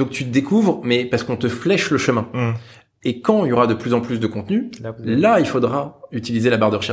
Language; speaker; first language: French; native; French